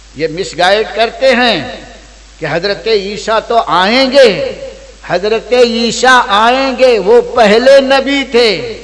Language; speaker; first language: Urdu; native; Urdu